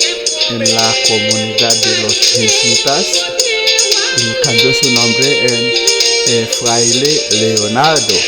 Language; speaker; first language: Spanish; non-native, fluent; Haitian Creole